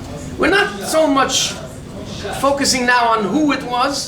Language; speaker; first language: English; native; English